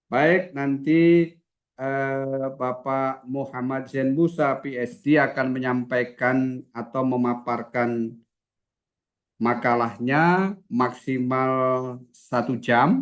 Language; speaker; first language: Indonesian; native; Indonesian